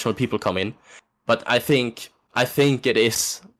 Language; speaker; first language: English; non-native, fluent; Swedish